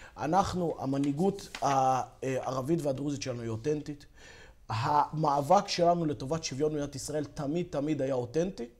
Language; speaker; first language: Hebrew; native; Hebrew